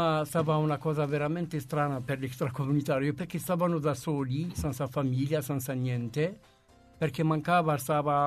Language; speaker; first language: Italian; non-native, fluent; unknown